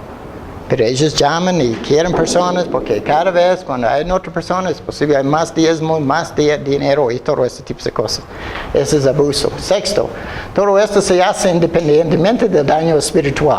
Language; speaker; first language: Spanish; non-native, fluent; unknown